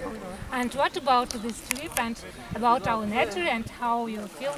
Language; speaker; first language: English; non-native, learner; Russian